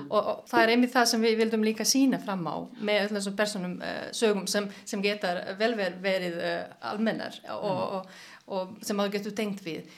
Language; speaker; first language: Icelandic; non-native, fluent; Serbian